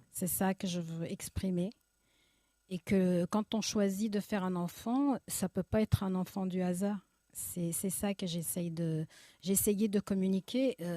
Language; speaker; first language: French; early bilingual, other home language; Arabic